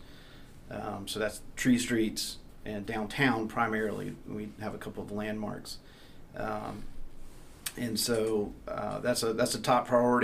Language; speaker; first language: English; native; English